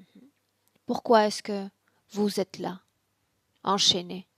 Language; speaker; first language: French; native; French